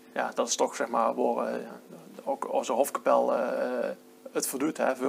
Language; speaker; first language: Dutch; native; Dutch